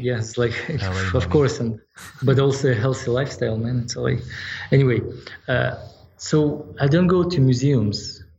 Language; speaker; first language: English; non-native, fluent; Ukrainian